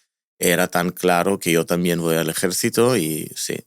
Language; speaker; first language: Spanish; non-native, fluent; Hebrew